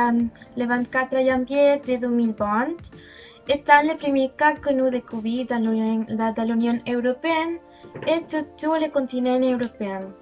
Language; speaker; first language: French; non-native, learner; Spanish